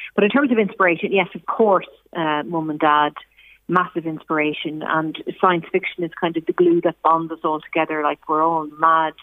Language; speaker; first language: English; native; English